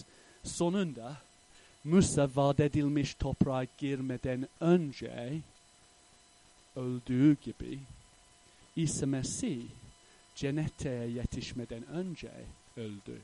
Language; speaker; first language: Turkish; non-native, fluent; English